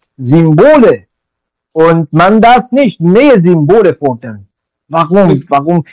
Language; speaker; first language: German; non-native, learner; Persian